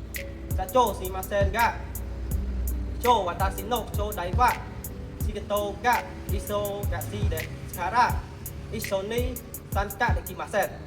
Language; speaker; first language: Japanese; non-native, learner; Khmer